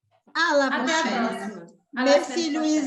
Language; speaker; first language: French; non-native, fluent; Portuguese